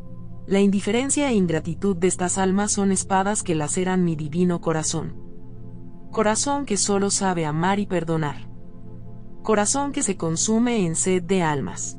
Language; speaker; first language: Spanish; native; Spanish